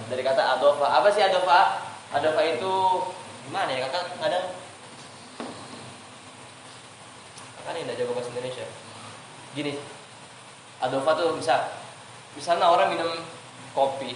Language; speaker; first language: Indonesian; native; Indonesian